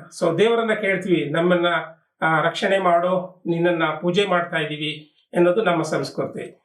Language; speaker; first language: Kannada; non-native, local second language; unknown